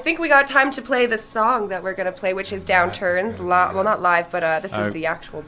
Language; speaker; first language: English; native; English